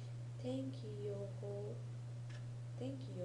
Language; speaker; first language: Japanese; non-native, learner; English